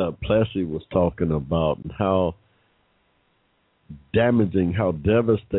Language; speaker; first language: English; native; English